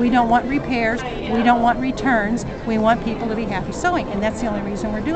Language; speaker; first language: English; native; English